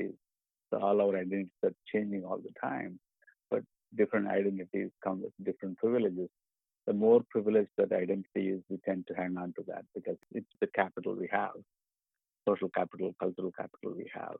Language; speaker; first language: English; non-native, local second language; Tamil